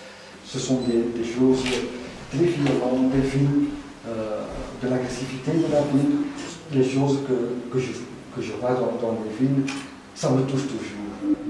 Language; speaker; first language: French; non-native, fluent; Dutch